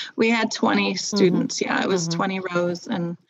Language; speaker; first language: English; native; English